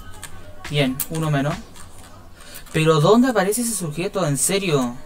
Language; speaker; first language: Spanish; native; Spanish